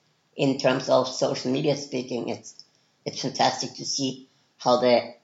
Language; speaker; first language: English; non-native, fluent; German